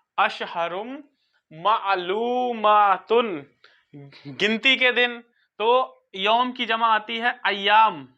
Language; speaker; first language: Urdu; native; Urdu